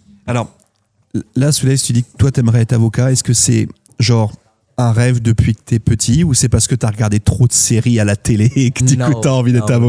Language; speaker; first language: French; native; French